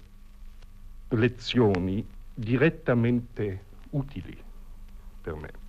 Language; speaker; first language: Italian; non-native, fluent; German